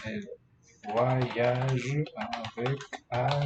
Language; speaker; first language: French; non-native, fluent; English